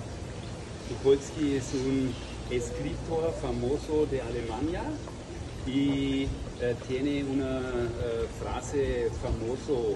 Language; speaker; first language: Spanish; non-native, learner; German